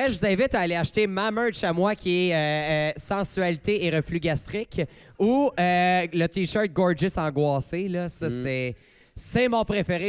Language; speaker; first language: French; native; French